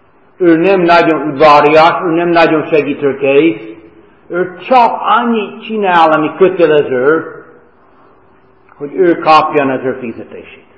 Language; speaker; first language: Hungarian; non-native, fluent; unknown